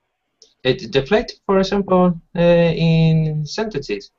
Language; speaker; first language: English; non-native, learner; Spanish